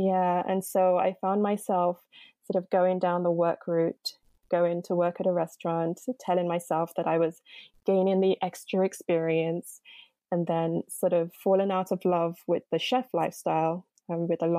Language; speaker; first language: English; non-native, local second language; Yoruba